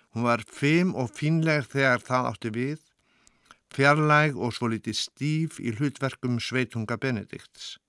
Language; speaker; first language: Icelandic; native; Icelandic